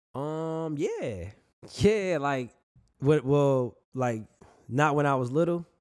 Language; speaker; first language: English; native; English